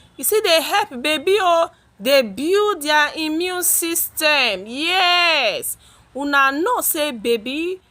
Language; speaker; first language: Nigerian Pidgin; native; Nigerian Pidgin